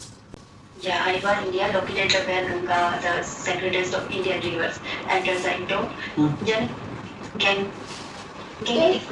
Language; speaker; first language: English; non-native, local second language; Hindi